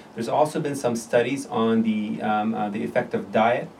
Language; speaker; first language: English; non-native, fluent; Arabic